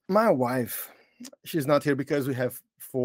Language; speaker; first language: English; non-native, fluent; Portuguese